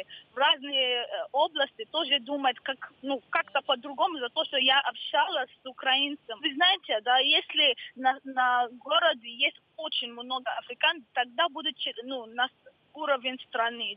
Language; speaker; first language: Russian; non-native, learner; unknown